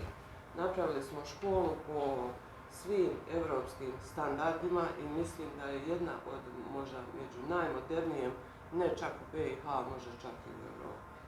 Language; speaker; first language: Bosnian; native; Bosnian